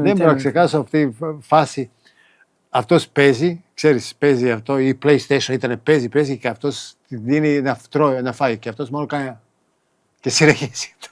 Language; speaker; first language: Greek; non-native, fluent; Serbian